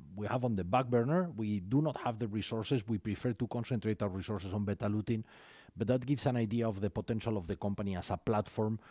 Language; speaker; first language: English; non-native, fluent; Spanish